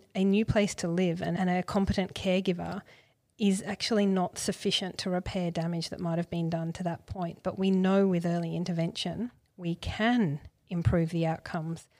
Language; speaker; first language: English; native; English